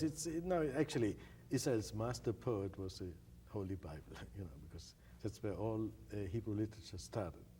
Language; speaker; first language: English; non-native, fluent; German